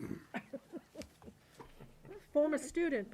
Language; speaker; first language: English; native; English